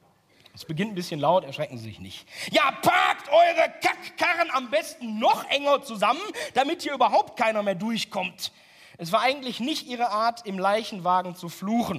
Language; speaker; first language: German; native; German